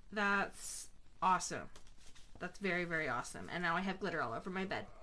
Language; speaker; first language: English; native; English